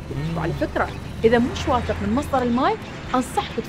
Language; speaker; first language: Arabic; native; Arabic